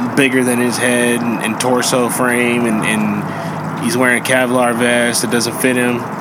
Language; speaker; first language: English; native; English